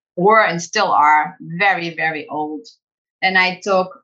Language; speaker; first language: English; early bilingual, other home language; Portuguese